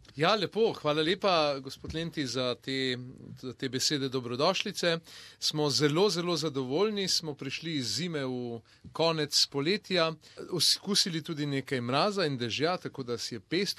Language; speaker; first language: Slovenian; native; Slovenian